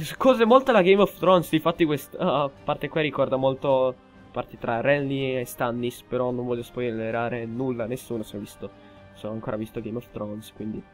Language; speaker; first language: Italian; early bilingual, heritage; Italian